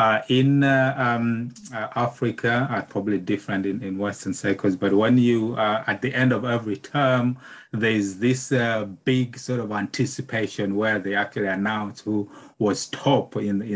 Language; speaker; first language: English; non-native, local second language; Nyanja